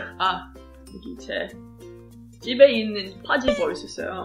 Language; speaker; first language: Korean; non-native, fluent; English